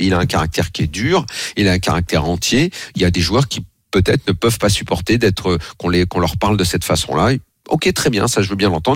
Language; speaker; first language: French; native; French